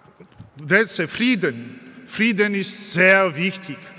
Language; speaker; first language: German; non-native, learner; Georgian